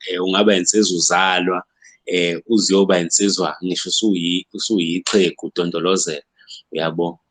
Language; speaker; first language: Zulu; native; Zulu